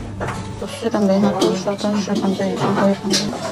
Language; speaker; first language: Chinese; non-native, learner; Korean